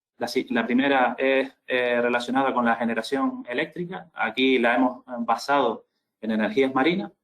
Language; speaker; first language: Spanish; native; Spanish